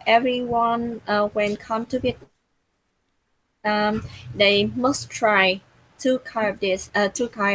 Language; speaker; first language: English; non-native, learner; Vietnamese